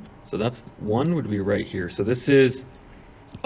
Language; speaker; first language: English; native; English